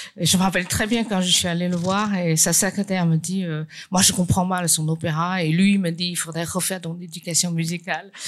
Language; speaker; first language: French; non-native, fluent; Chinese